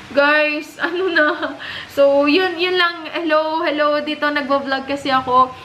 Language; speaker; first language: Filipino; native; Filipino